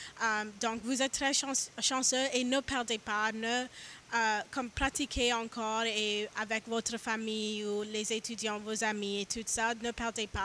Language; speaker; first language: French; non-native, learner; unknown